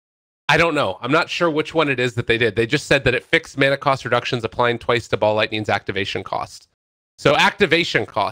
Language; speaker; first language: English; native; English